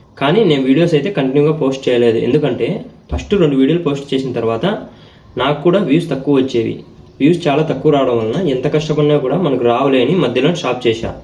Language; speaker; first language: Telugu; native; Telugu